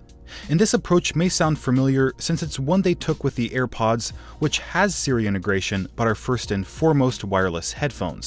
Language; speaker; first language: English; native; English